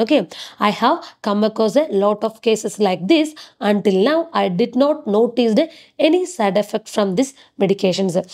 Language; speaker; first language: English; non-native, local second language; Malayalam